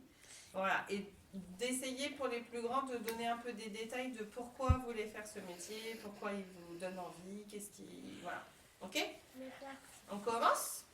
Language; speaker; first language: French; native; French